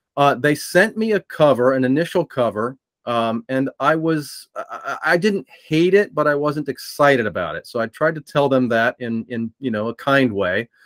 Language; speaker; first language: English; native; English